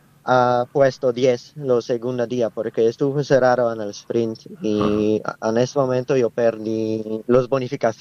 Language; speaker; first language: Spanish; non-native, learner; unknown